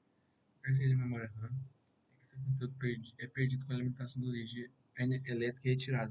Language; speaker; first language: Portuguese; native; Portuguese